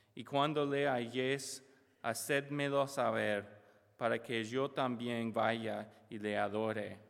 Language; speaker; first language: Spanish; non-native, fluent; English